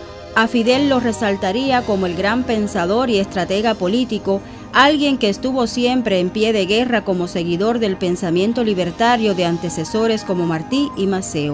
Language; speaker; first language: Spanish; native; Spanish